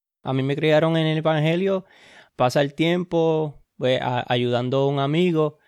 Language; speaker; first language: Spanish; early bilingual, heritage; Spanish